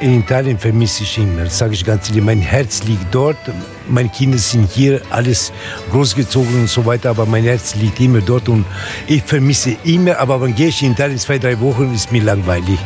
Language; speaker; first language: German; non-native, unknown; Italian